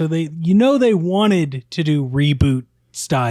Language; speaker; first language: English; native; English